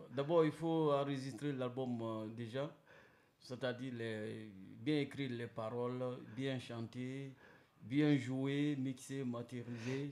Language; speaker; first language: French; non-native, local second language; Mandingo